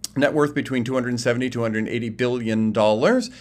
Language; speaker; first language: English; native; English